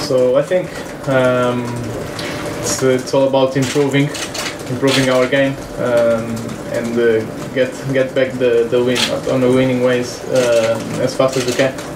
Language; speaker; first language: English; non-native, fluent; Portuguese